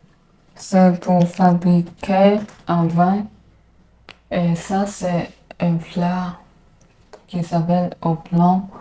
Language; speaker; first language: French; non-native, learner; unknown